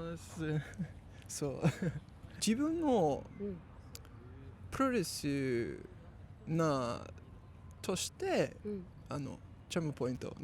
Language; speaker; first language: Japanese; non-native, learner; English